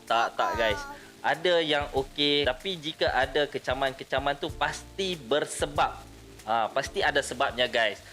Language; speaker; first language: Malay; native; Malay